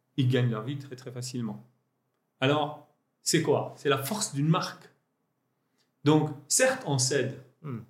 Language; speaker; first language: French; non-native, local second language; Arabic